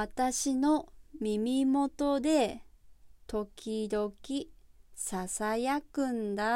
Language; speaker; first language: Japanese; native; Japanese